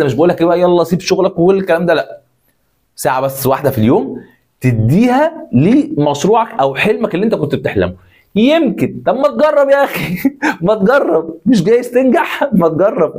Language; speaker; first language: Arabic; native; Arabic